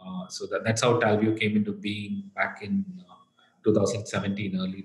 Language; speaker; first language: English; non-native, local second language; Malayalam